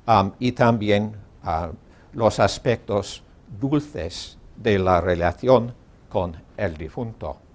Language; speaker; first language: Spanish; non-native, learner; English